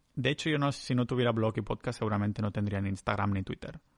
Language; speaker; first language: Spanish; native; Spanish